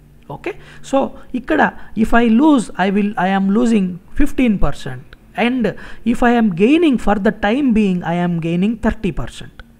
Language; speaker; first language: English; non-native, local second language; Telugu